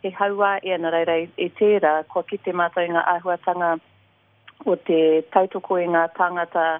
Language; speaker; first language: Māori; non-native, local second language; English